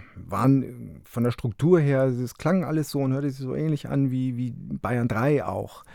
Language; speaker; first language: German; native; German